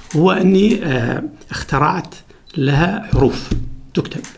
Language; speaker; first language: Arabic; non-native, local second language; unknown